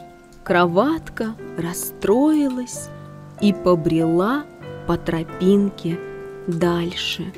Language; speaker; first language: Russian; native; Russian